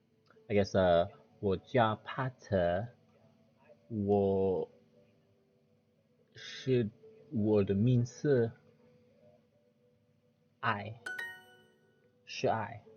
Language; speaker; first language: Chinese; non-native, learner; English